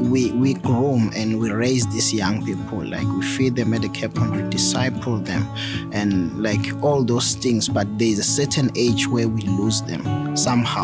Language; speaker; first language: English; non-native, local second language; Swati